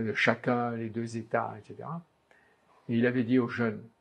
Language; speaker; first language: French; native; French